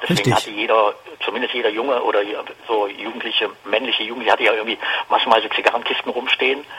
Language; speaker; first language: German; native; German